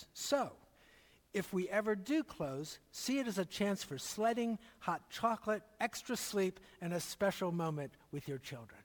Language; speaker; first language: English; native; English